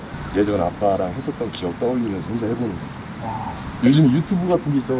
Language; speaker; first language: Korean; native; Korean